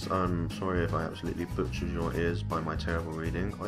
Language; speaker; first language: English; native; English